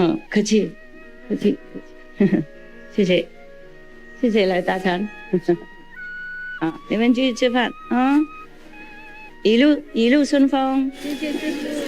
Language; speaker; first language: Chinese; non-native, fluent; Vietnamese